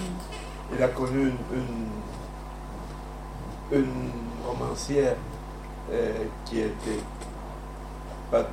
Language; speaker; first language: French; non-native, fluent; Spanish